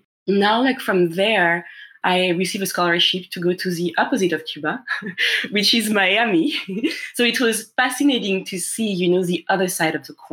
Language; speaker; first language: English; non-native, fluent; French